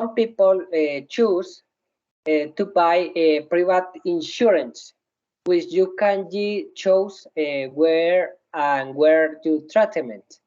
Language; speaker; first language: English; non-native, learner; Spanish